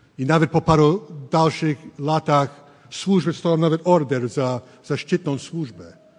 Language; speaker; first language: Polish; early bilingual, heritage; English